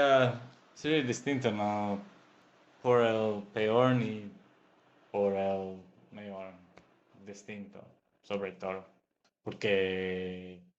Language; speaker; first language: Spanish; non-native, fluent; English